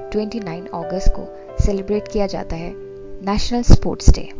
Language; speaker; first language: Hindi; non-native, local second language; Assamese